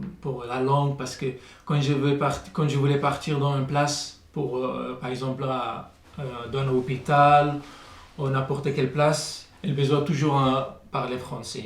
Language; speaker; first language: French; non-native, learner; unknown